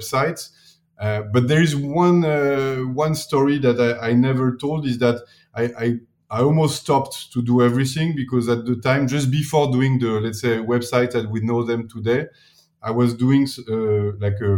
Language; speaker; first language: English; non-native, fluent; French